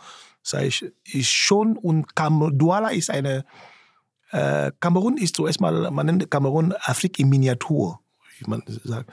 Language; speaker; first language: German; non-native, fluent; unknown